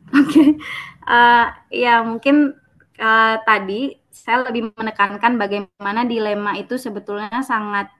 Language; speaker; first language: Indonesian; native; Indonesian